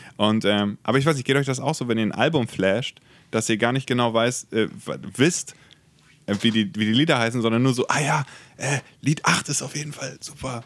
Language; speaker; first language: German; native; German